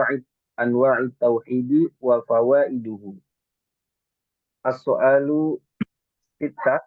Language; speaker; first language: Arabic; non-native, learner; Indonesian